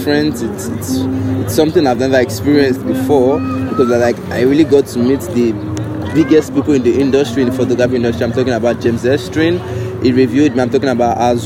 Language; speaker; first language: English; non-native, local second language; Yoruba